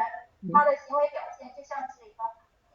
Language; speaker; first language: Chinese; native; Chinese